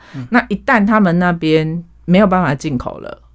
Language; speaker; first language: Chinese; native; Chinese